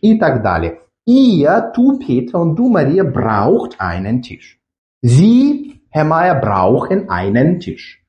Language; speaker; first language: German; non-native, fluent; Ukrainian